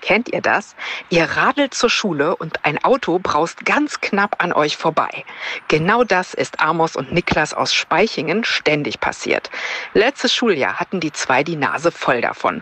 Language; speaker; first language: German; native; German